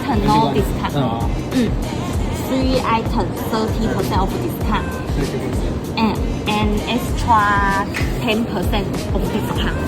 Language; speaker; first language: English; non-native, learner; Chinese